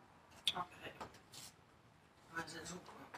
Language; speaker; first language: Finnish; native; Finnish